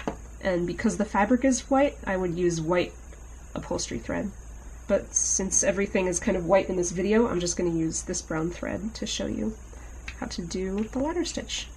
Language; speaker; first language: English; native; English